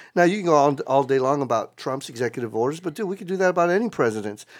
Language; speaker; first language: English; native; English